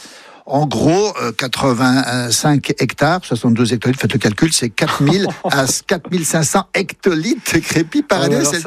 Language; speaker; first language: French; native; French